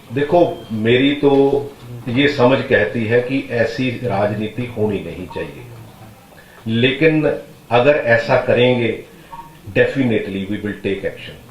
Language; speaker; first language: Hindi; non-native, local second language; Punjabi